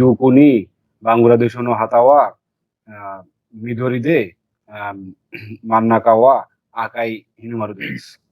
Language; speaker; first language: Japanese; non-native, learner; Bangla